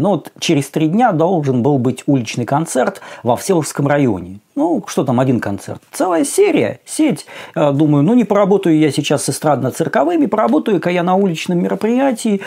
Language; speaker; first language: Russian; native; Russian